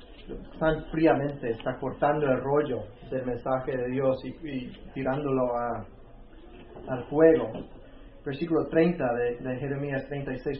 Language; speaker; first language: Spanish; native; Spanish